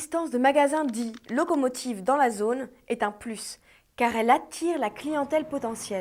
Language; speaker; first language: French; native; French